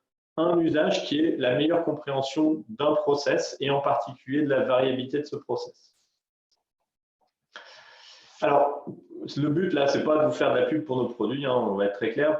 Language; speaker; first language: French; native; French